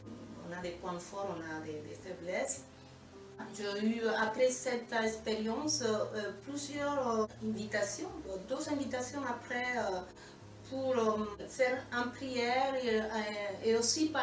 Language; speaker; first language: French; non-native, fluent; Spanish